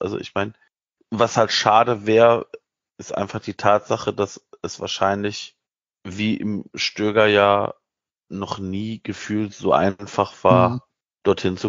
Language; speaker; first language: German; native; German